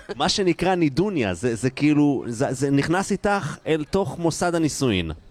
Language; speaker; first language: Hebrew; native; Hebrew